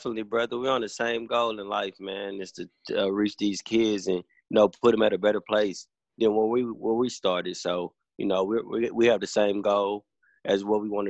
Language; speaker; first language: English; native; English